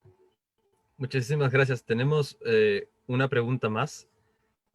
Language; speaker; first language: Spanish; native; Spanish